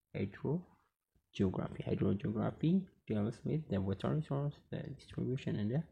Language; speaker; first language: English; non-native, local second language; Amharic